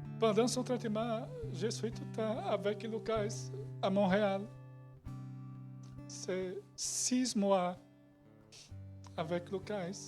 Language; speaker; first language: French; non-native, learner; Portuguese